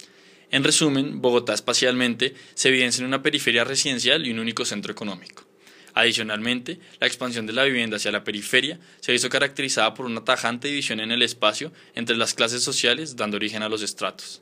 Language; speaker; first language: Spanish; native; Spanish